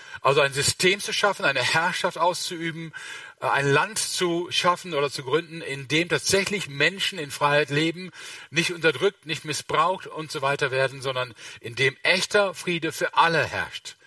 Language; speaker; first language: German; native; German